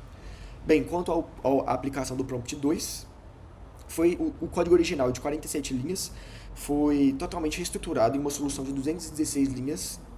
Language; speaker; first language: Portuguese; native; Portuguese